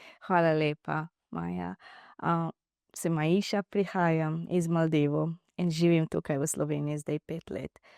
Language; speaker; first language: Slovenian; non-native, learner; Divehi